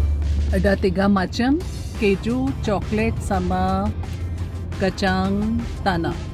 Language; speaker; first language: Indonesian; non-native, learner; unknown